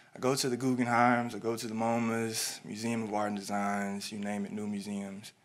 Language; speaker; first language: English; native; English